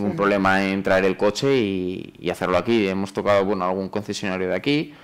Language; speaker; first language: Spanish; native; Spanish